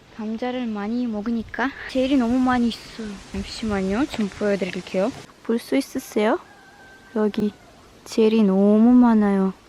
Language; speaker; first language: Korean; non-native, fluent; Russian